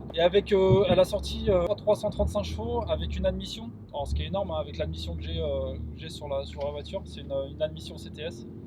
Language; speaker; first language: French; native; French